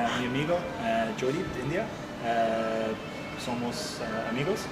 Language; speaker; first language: Spanish; non-native, learner; English